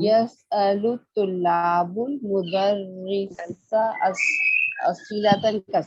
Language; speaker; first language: Arabic; non-native, learner; Urdu